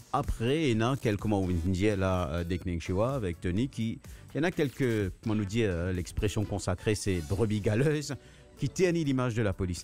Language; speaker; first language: French; non-native, local second language; Morisyen